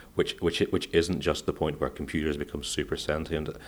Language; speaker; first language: English; native; English